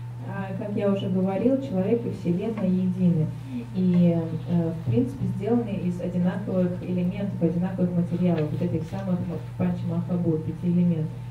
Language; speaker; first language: Russian; native; Russian